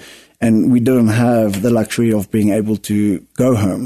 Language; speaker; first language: English; non-native, local second language; Afrikaans